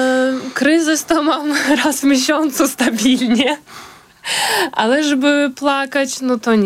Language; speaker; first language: Polish; non-native, fluent; Ukrainian